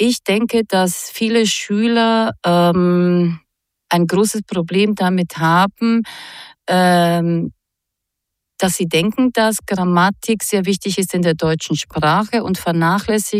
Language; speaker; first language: German; non-native, fluent; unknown